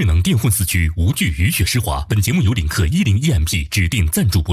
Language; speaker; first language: Chinese; native; Chinese